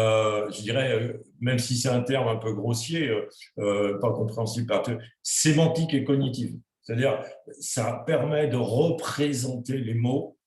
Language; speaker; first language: French; native; French